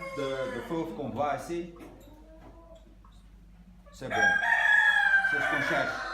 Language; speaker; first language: French; non-native, local second language; Dutch